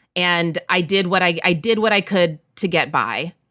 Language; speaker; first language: English; native; English